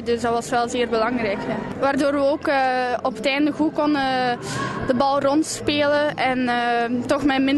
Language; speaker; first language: Dutch; native; Dutch